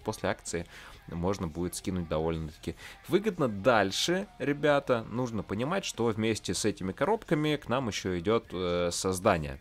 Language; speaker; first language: Russian; native; Russian